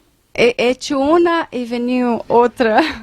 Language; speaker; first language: Spanish; non-native, learner; Portuguese